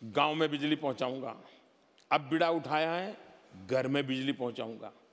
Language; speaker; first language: Hindi; non-native, local second language; Gujarati